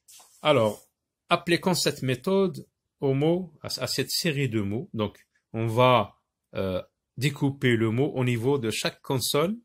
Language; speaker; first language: French; non-native, local second language; Arabic